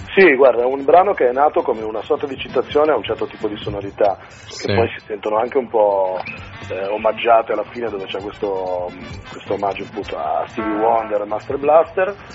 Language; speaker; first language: Italian; native; Italian